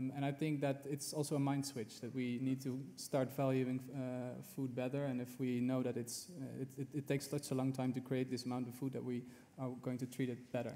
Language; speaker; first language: English; non-native, fluent; Dutch